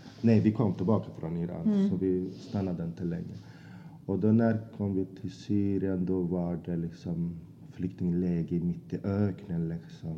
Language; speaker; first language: Swedish; non-native, fluent; Azerbaijani